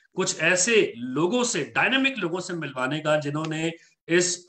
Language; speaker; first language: Hindi; native; Hindi